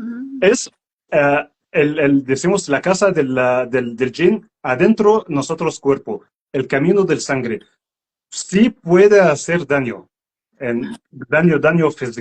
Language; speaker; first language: Spanish; non-native, learner; Arabic